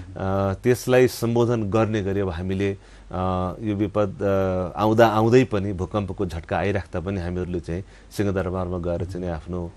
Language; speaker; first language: Nepali; native; Nepali